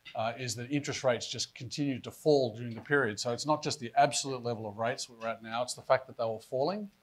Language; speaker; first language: English; native; English